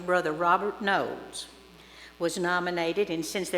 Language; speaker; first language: English; native; English